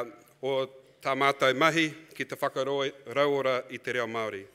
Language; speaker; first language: Māori; non-native, local second language; English